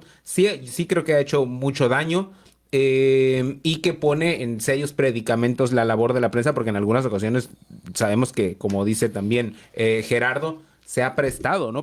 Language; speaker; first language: Spanish; native; Spanish